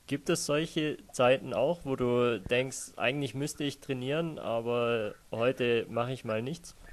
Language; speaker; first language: German; native; German